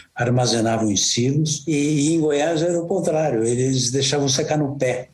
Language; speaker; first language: Portuguese; native; Portuguese